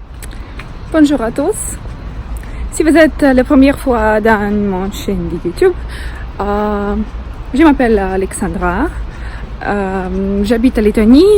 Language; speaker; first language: French; non-native, learner; Russian